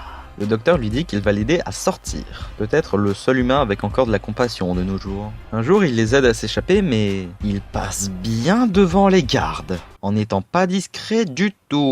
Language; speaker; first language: French; native; French